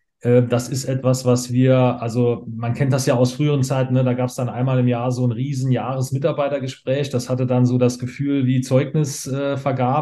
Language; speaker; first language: German; native; German